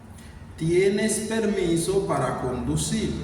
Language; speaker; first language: Spanish; non-native, learner; Haitian Creole